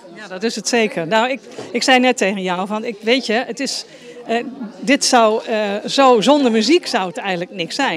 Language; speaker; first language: Dutch; native; Dutch